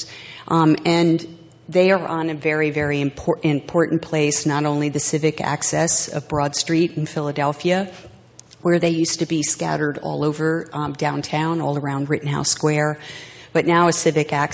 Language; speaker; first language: English; native; English